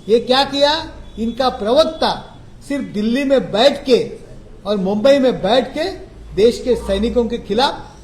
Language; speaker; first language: Hindi; non-native, local second language; Marathi